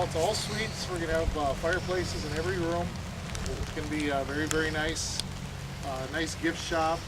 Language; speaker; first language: English; native; English